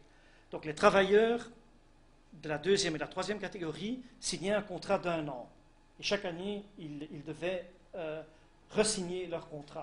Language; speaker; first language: French; native; French